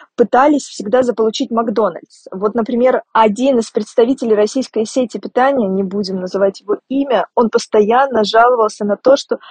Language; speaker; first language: Russian; native; Russian